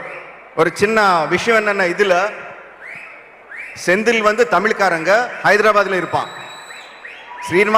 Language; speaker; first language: Tamil; non-native, local second language; Telugu